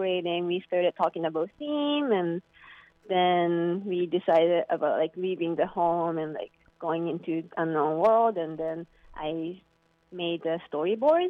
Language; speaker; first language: English; non-native, fluent; Japanese